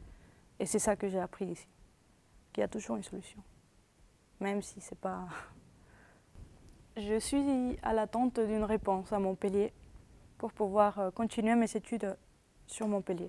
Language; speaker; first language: French; early bilingual, other home language; Spanish